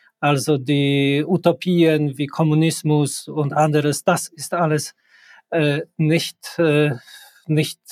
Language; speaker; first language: German; non-native, fluent; Polish